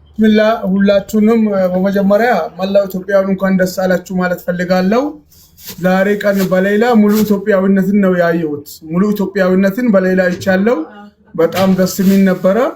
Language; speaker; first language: Amharic; non-native, local second language; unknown